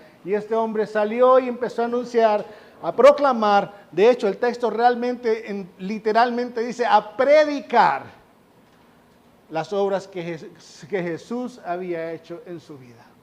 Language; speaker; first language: Spanish; native; Spanish